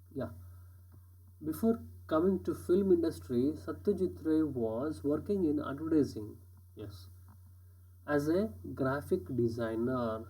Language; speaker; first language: English; non-native, local second language; Kannada